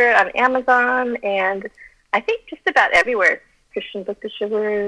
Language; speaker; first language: English; early bilingual, other home language; Chinese